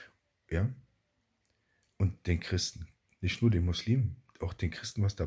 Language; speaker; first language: German; native; German